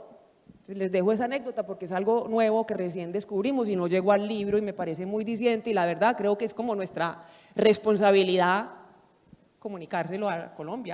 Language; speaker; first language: Spanish; native; Spanish